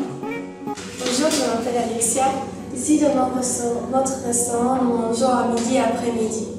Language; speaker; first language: French; non-native, local second language; Luxembourgish